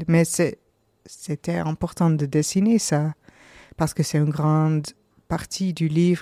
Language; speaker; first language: French; non-native, learner; Dutch